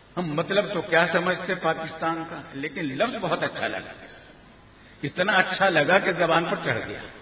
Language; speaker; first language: Urdu; native; Urdu